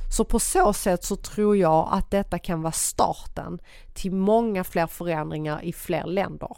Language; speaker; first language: Swedish; early bilingual, other home language; Persian